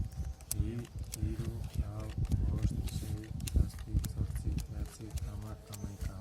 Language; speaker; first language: Basque; native; Basque